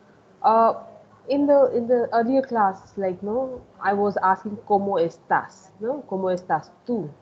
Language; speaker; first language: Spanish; non-native, fluent; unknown